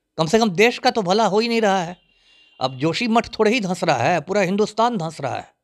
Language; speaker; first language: Hindi; native; Hindi